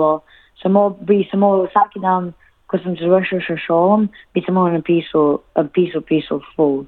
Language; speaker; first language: Slovenian; early bilingual, heritage; Slovenian